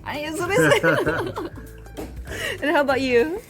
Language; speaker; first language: English; non-native, learner; Indonesian